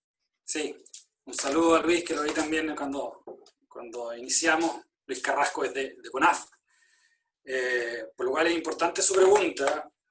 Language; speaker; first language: Spanish; native; Spanish